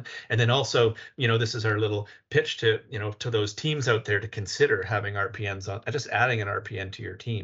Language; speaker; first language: English; native; English